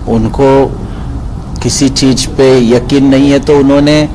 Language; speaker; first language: Hindi; non-native, local second language; Marathi